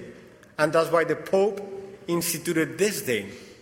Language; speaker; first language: English; non-native, fluent; Spanish